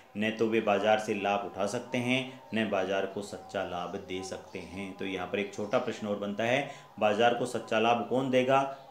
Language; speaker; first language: Hindi; native; Hindi